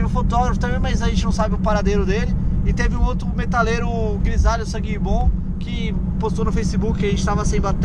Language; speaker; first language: Portuguese; native; Portuguese